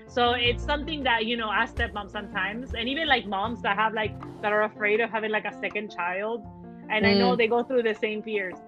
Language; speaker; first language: English; early bilingual, other home language; Spanish